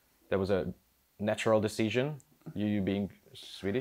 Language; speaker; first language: English; non-native, fluent; Hungarian